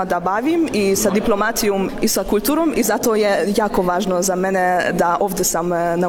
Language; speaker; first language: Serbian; non-native, learner; Hungarian